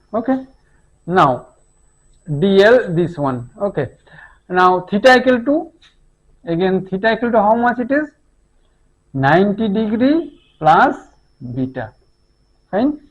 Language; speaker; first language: English; non-native, local second language; Hindi